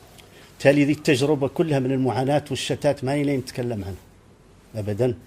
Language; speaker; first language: Arabic; native; Arabic